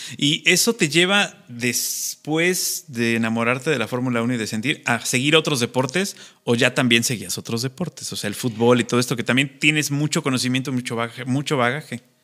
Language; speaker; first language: Spanish; native; Spanish